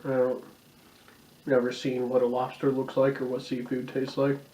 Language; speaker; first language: English; native; English